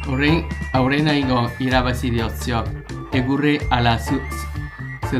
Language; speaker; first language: Basque; non-native, learner; English